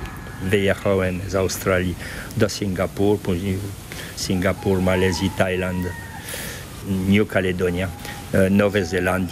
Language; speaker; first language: Polish; early bilingual, heritage; French